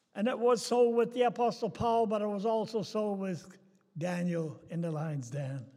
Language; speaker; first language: English; native; English